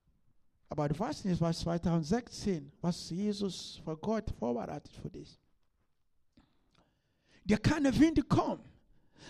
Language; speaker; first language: German; non-native, learner; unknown